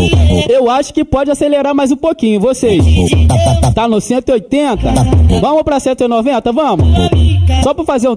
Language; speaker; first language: Portuguese; native; Portuguese